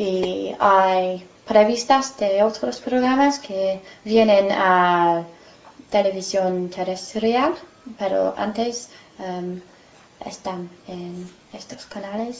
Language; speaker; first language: Spanish; non-native, learner; English